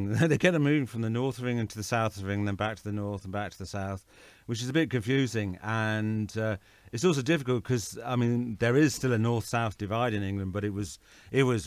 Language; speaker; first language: English; native; English